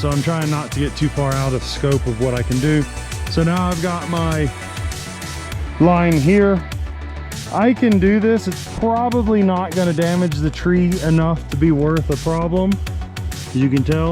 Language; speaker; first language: English; native; English